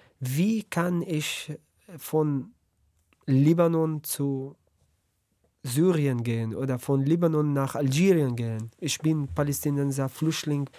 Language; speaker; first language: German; non-native, learner; Arabic